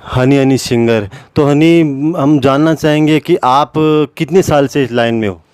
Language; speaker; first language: Hindi; non-native, local second language; Rajasthani